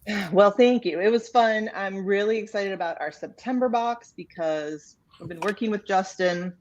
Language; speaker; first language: English; native; English